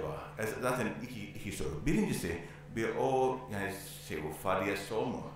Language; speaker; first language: Turkish; non-native, learner; English